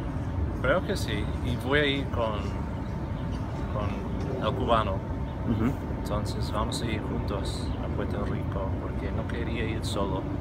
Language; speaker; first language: Spanish; non-native, fluent; English